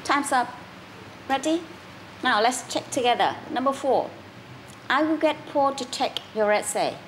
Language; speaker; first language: English; non-native, fluent; Vietnamese